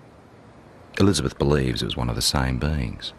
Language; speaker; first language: English; native; English